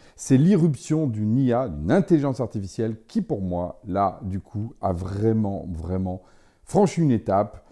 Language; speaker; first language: French; native; French